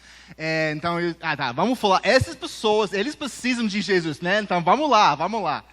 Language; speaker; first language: Portuguese; early bilingual, heritage; Portuguese